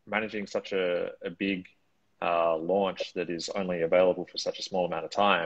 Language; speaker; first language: English; native; English